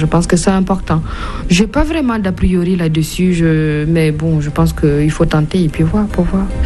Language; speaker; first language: French; non-native, local second language; Mossi